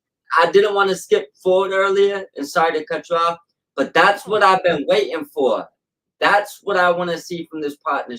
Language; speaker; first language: English; native; English